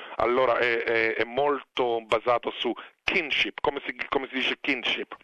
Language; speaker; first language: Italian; non-native, fluent; Hebrew